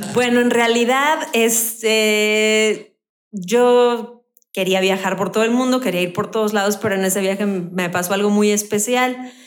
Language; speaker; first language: Spanish; native; Spanish